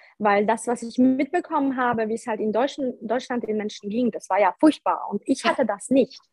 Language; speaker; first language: German; early bilingual, other home language; Polish